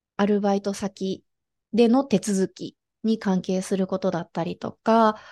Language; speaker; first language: Japanese; native; Japanese